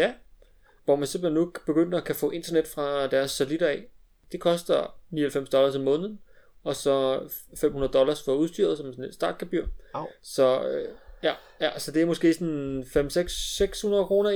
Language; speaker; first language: Danish; native; Danish